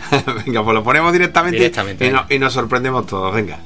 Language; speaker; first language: Spanish; native; Spanish